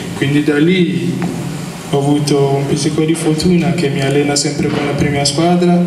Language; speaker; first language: Italian; non-native, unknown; Akan